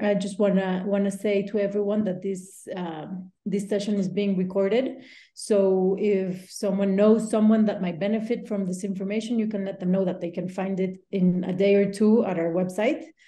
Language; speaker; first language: English; non-native, fluent; Spanish